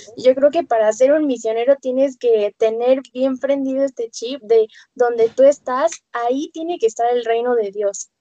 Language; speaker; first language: Spanish; native; Spanish